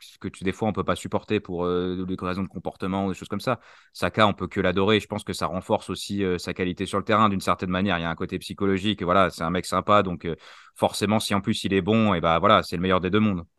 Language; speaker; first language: French; native; French